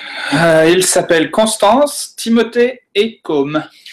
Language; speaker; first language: French; native; French